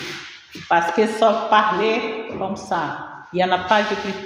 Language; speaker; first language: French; non-native, learner; Portuguese